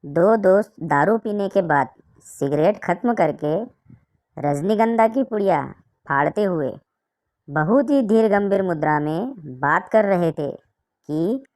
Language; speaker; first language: Hindi; non-native, local second language; Marathi